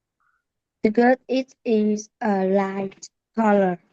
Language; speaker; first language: English; non-native, learner; Vietnamese